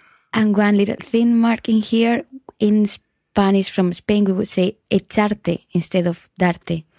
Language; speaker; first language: English; non-native, fluent; Spanish